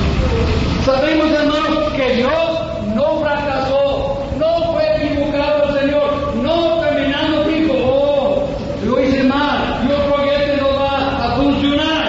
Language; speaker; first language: Spanish; non-native, fluent; English